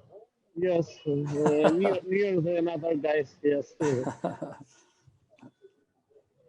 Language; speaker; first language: English; non-native, learner; Russian